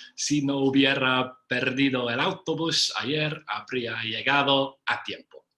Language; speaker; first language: Spanish; non-native, fluent; English